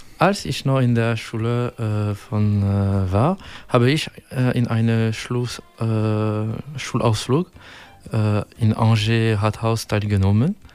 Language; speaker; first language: German; non-native, learner; French